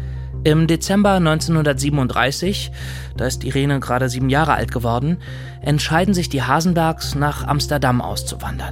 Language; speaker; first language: German; native; German